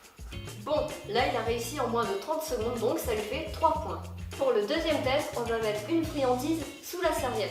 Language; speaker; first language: French; native; French